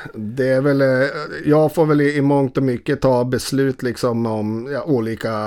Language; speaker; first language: Swedish; native; Swedish